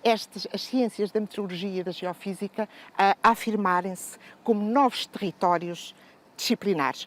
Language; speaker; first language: Portuguese; native; Portuguese